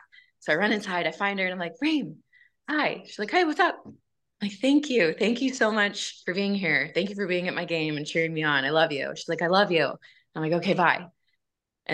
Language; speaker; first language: English; native; English